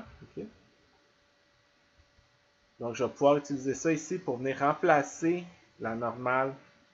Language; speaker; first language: French; native; French